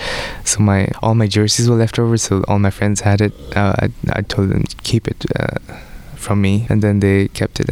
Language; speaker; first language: English; non-native, local second language; Odia